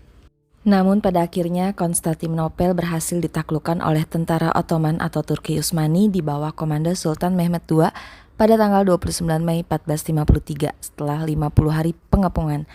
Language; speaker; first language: Indonesian; native; Indonesian